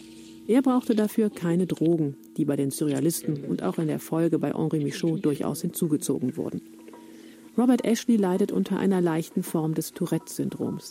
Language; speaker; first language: German; native; German